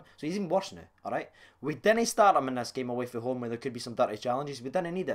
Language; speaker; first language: English; native; English